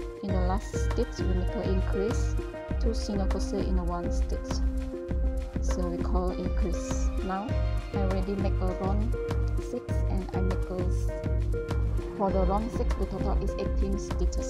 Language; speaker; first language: English; non-native, learner; Indonesian